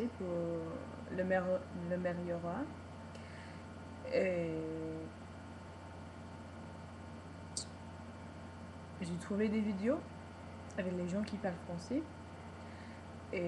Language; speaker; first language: French; non-native, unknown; English